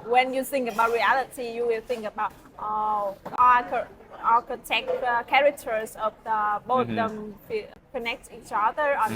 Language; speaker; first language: English; non-native, learner; Vietnamese